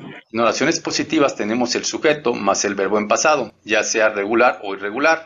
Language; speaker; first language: Spanish; native; Spanish